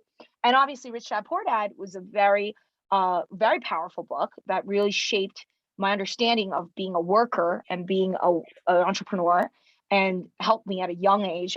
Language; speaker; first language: English; early bilingual, other home language; Chinese